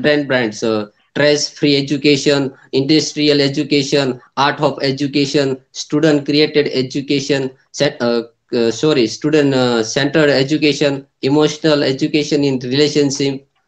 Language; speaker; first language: English; non-native, local second language; Gujarati